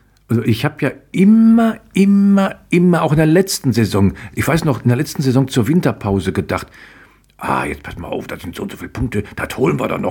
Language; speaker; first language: German; native; German